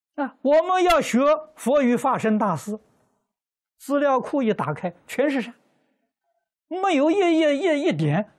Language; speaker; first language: Chinese; native; Chinese